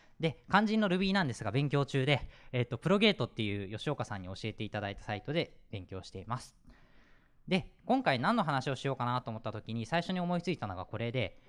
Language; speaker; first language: Japanese; native; Japanese